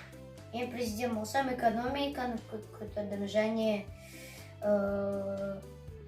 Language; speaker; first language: Kazakh; non-native, local second language; Russian